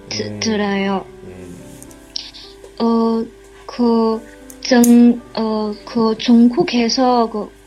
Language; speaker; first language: Korean; non-native, learner; Chinese